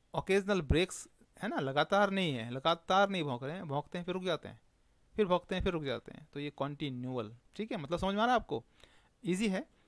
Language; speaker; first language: Hindi; native; Hindi